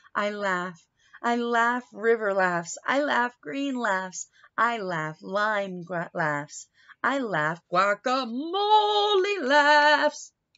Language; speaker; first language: English; native; English